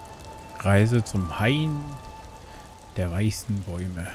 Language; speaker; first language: German; native; German